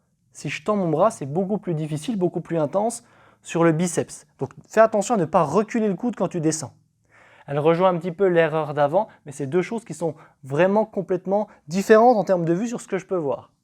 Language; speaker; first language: French; native; French